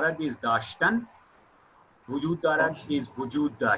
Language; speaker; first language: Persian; non-native, fluent; Urdu